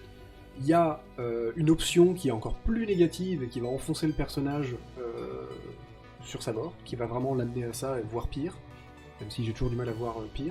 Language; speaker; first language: French; native; French